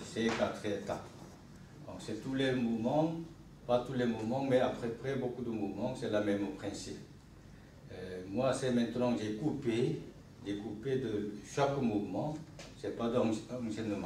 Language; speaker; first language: French; non-native, learner; Korean